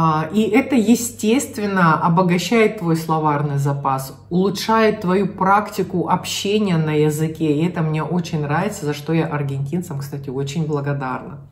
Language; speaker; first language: Russian; native; Russian